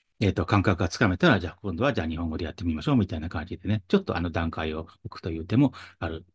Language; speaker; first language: Japanese; native; Japanese